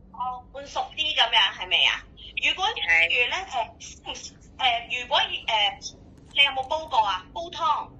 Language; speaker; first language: Cantonese; native; Cantonese